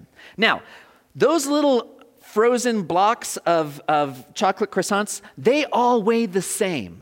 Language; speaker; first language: English; native; English